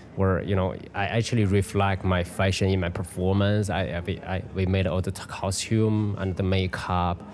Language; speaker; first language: English; non-native, fluent; Chinese